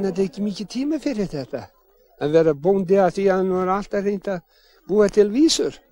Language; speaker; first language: Icelandic; early bilingual, heritage; English